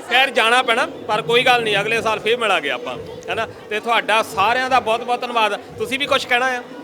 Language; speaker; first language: Punjabi; native; Punjabi